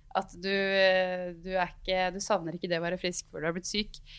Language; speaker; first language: Norwegian; native; Norwegian